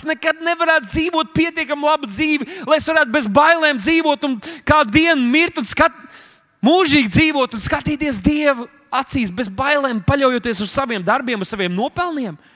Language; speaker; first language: Latvian; native; Latvian